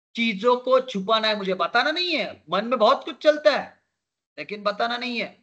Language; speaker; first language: Hindi; non-native, local second language; Marathi